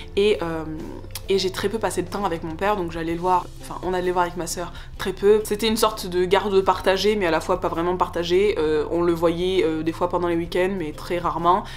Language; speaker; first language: French; native; French